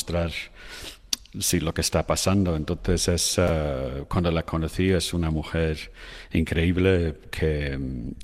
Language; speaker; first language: Spanish; non-native, fluent; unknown